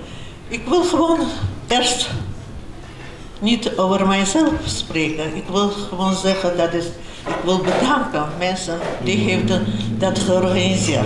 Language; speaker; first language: Dutch; non-native, fluent; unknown